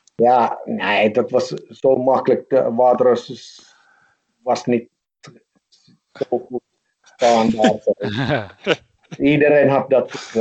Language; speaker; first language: Dutch; non-native, fluent; Finnish